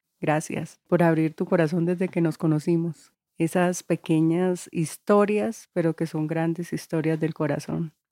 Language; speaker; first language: Spanish; native; Spanish